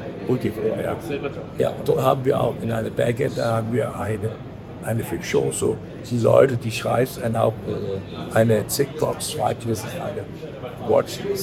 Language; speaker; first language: German; non-native, learner; Danish